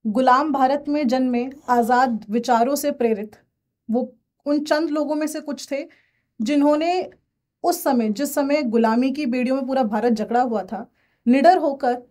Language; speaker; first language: Hindi; native; Hindi